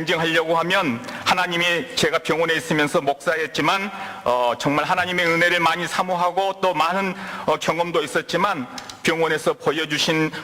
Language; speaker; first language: Korean; native; Korean